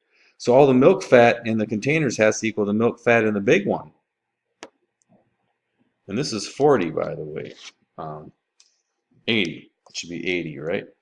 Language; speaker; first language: English; native; English